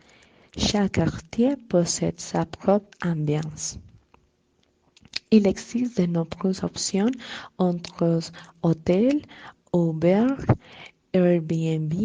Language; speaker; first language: French; non-native, learner; Spanish